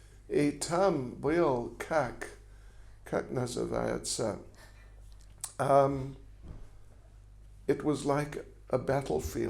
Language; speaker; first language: Russian; non-native, learner; English